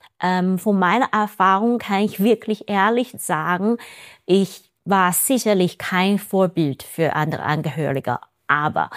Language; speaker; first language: German; non-native, fluent; Chinese